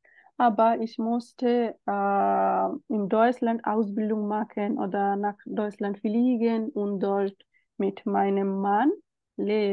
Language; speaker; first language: German; non-native, fluent; Bangla